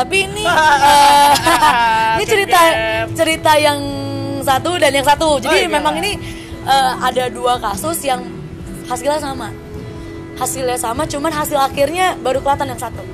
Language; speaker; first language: Indonesian; native; Indonesian